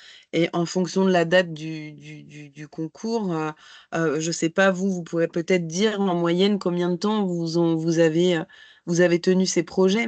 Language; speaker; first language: French; native; French